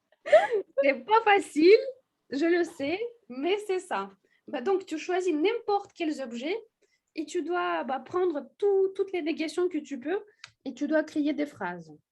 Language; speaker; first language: French; non-native, fluent; Russian